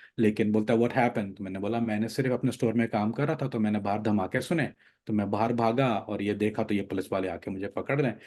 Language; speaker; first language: Urdu; native; Urdu